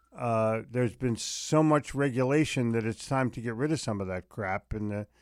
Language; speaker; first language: English; native; English